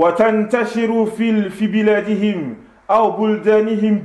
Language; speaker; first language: Arabic; non-native, fluent; French